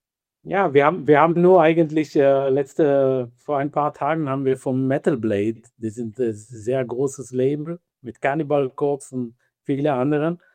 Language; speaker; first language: German; non-native, fluent; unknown